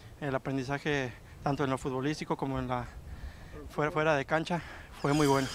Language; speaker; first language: Spanish; native; Spanish